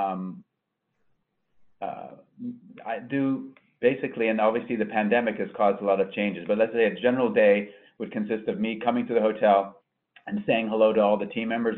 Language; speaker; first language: English; native; English